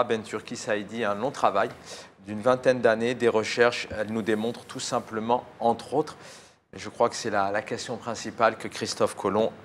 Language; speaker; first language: French; native; French